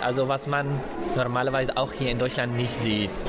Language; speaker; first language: German; non-native, fluent; Arabic